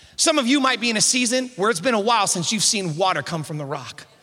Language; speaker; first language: English; native; English